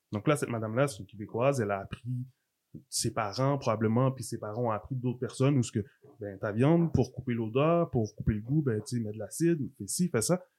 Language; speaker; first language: French; native; French